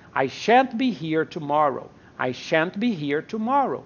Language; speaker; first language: English; non-native, fluent; Portuguese